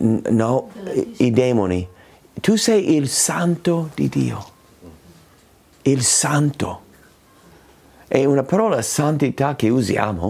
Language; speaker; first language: Italian; non-native, fluent; English